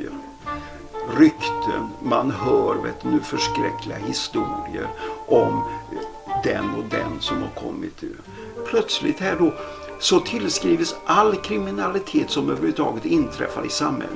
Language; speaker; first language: Swedish; native; Swedish